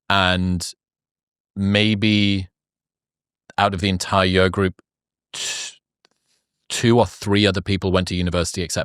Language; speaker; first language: English; native; English